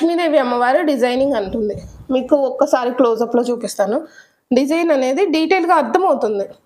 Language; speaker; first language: Telugu; native; Telugu